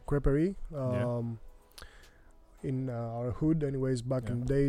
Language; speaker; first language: English; non-native, fluent; Greek